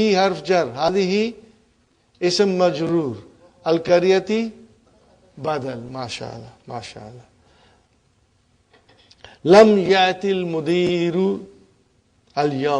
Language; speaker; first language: Arabic; non-native, fluent; Urdu